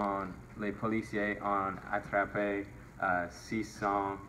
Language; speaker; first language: French; non-native, local second language; English